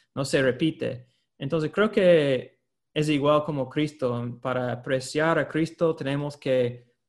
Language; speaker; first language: Spanish; non-native, fluent; English